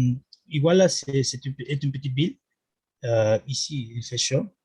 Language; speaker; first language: French; non-native, learner; Spanish